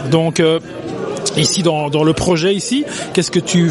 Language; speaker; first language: French; native; French